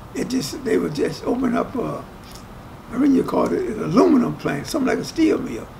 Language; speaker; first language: English; native; English